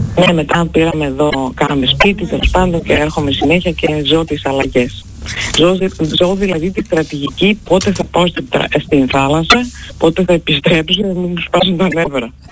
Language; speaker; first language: Greek; early bilingual, heritage; Greek